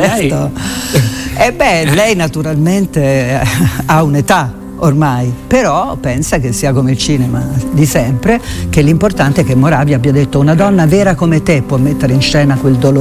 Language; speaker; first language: Italian; native; Italian